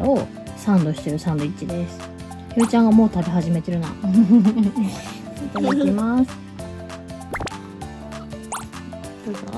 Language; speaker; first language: Japanese; native; Japanese